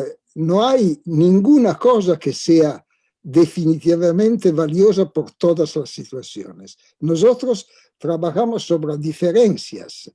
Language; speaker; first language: Spanish; non-native, fluent; Italian